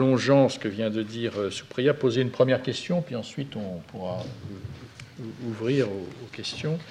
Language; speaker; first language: French; native; French